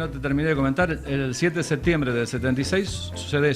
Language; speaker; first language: Spanish; native; Spanish